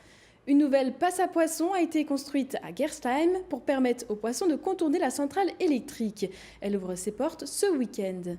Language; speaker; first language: French; native; French